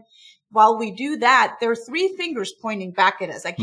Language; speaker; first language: English; non-native, fluent; German